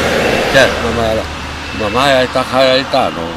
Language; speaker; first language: Hebrew; non-native, fluent; Romanian